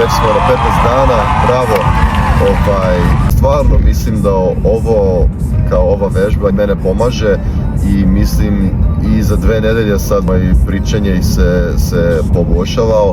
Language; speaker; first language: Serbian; non-native, fluent; English